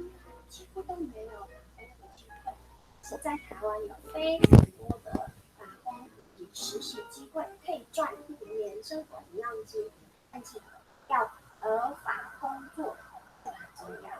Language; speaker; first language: Chinese; non-native, fluent; Mongolian